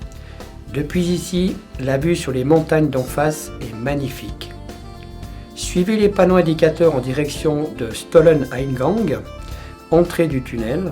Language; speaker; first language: French; native; French